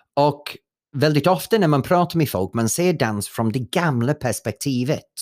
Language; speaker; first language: Swedish; non-native, fluent; English